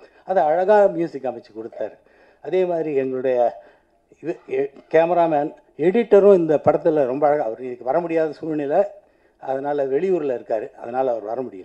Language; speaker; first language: Tamil; native; Tamil